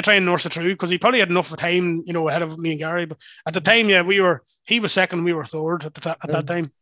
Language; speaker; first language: English; native; English